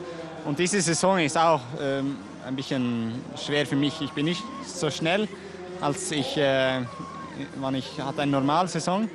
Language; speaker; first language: German; non-native, learner; Norwegian